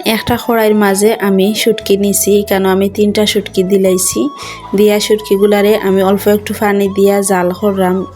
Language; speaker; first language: Bangla; non-native, local second language; Sylheti